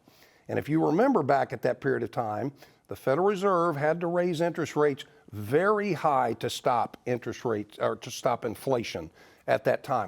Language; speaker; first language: English; native; English